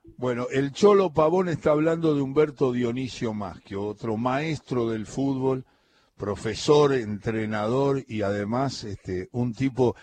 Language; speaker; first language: Spanish; native; Spanish